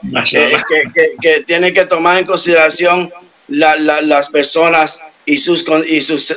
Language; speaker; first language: Spanish; native; Spanish